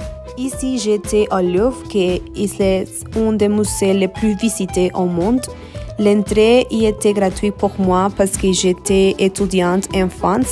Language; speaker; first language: French; non-native, learner; Spanish